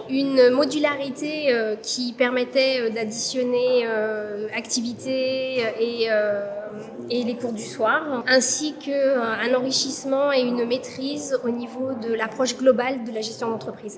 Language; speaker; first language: French; native; French